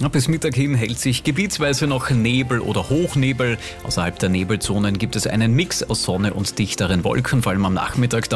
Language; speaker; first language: German; native; German